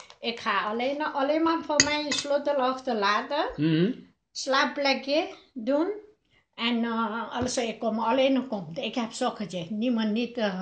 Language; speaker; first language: Dutch; non-native, learner; Nepali